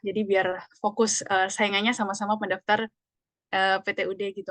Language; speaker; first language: Indonesian; native; Indonesian